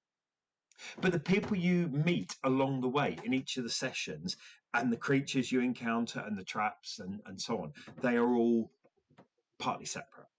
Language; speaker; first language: English; native; English